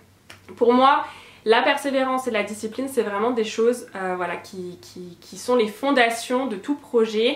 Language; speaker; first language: French; native; French